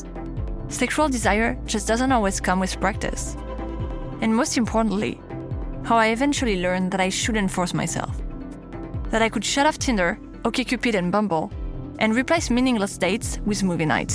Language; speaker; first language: English; non-native, fluent; French